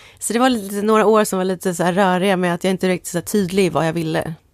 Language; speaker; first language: Swedish; native; Swedish